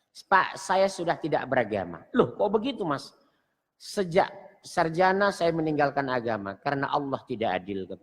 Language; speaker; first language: Indonesian; native; Indonesian